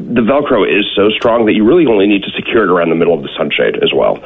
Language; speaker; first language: English; native; English